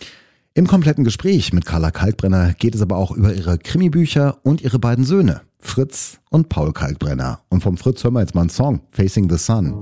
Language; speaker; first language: German; native; German